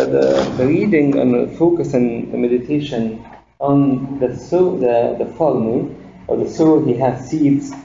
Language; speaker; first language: English; non-native, fluent; Arabic